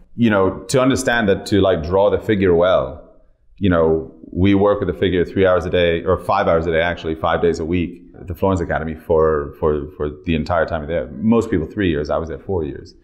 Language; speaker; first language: English; native; English